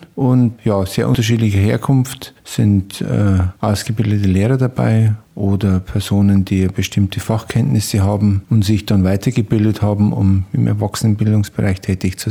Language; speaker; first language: German; native; German